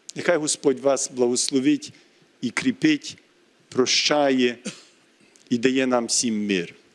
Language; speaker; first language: Ukrainian; early bilingual, heritage; Ukrainian